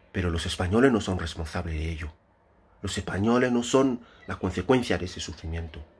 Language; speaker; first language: Spanish; non-native, fluent; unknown